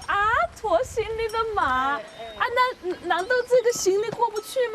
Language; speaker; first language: Chinese; non-native, learner; Korean